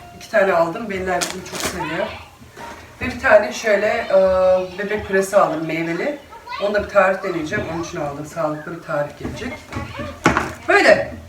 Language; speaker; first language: Turkish; early bilingual, heritage; Turkish